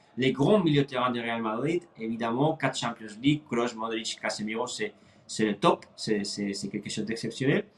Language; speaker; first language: French; non-native, fluent; Spanish